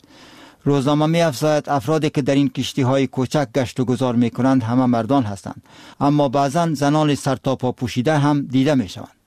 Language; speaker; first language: Persian; native; Persian